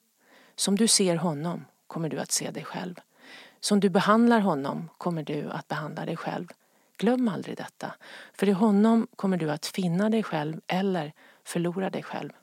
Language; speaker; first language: Swedish; native; Swedish